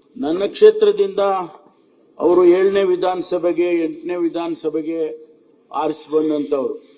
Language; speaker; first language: Kannada; native; Kannada